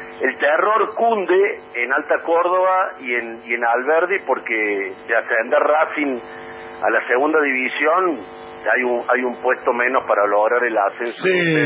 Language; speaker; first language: Spanish; native; Spanish